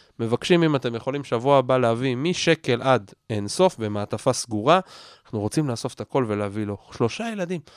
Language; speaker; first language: Hebrew; native; Hebrew